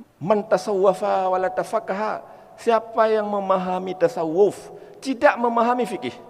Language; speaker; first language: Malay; non-native, local second language; Achinese